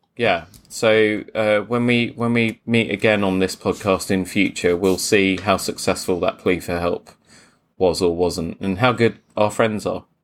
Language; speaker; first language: English; native; English